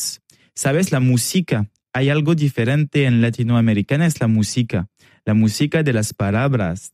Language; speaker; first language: Spanish; non-native, learner; French